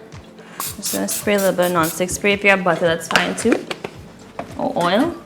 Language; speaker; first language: English; native; English